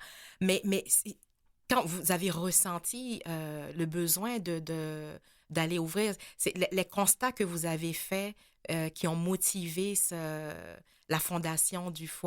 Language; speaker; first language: French; native; French